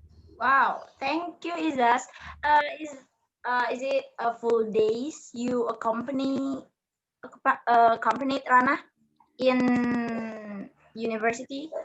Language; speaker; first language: English; non-native, learner; Indonesian